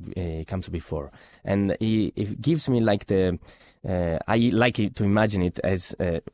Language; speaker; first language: English; non-native, fluent; Italian